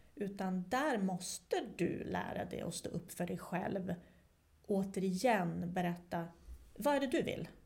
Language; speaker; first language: Swedish; non-native, fluent; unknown